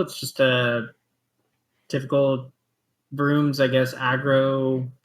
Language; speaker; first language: English; native; English